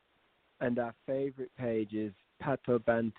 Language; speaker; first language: English; native; English